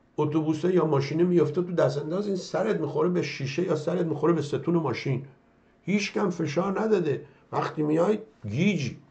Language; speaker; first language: Persian; native; Persian